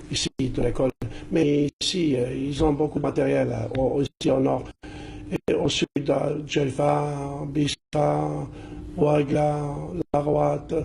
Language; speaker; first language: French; non-native, local second language; Arabic